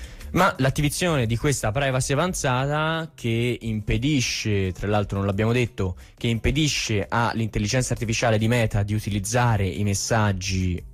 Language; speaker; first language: Italian; native; Italian